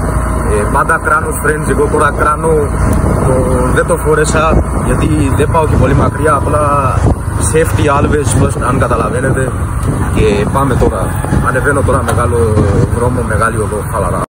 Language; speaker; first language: Greek; early bilingual, other home language; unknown